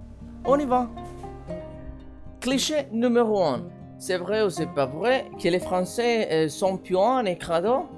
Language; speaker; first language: French; non-native, fluent; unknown